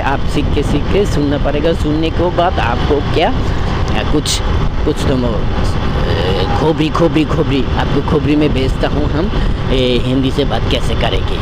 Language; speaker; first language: Hindi; non-native, learner; Bangla